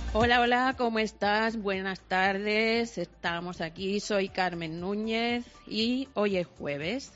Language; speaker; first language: Spanish; native; Spanish